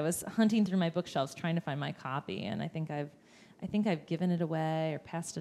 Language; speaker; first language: English; native; English